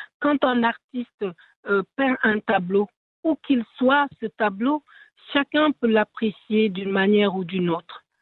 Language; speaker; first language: French; non-native, local second language; Wolof